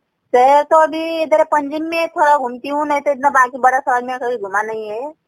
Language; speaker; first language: Hindi; non-native, local second language; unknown